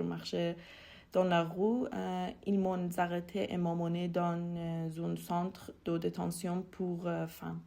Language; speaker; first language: French; non-native, fluent; Persian